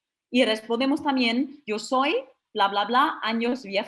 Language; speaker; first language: Spanish; non-native, fluent; German